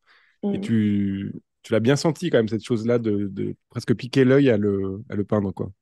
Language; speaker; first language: French; native; French